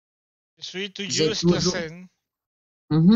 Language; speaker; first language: French; non-native, learner; Spanish